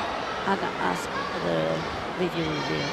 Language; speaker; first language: English; non-native, learner; Chinese